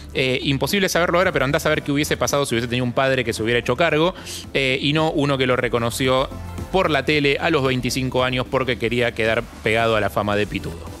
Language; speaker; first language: Spanish; native; Spanish